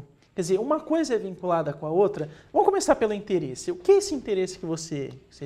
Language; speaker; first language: Portuguese; native; Portuguese